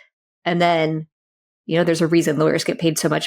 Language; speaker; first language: English; native; English